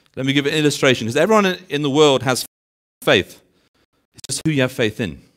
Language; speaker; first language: English; native; English